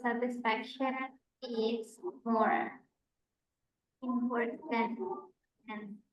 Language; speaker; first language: English; non-native, fluent; Indonesian